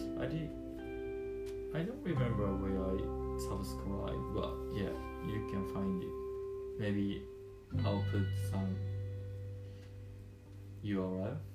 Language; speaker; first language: English; non-native, learner; Japanese